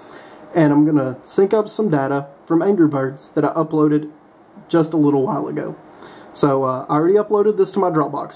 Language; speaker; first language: English; native; English